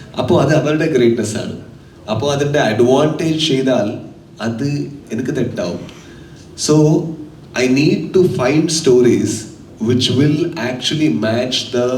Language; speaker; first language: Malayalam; non-native, local second language; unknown